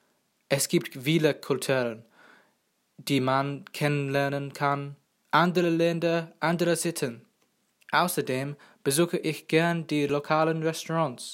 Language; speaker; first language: German; non-native, learner; English